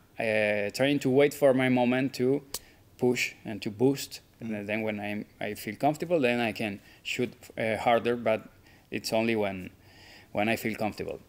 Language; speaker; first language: English; non-native, fluent; Spanish